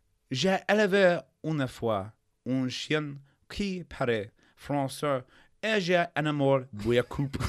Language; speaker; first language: French; non-native, learner; English